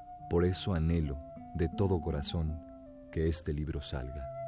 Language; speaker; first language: Spanish; native; Spanish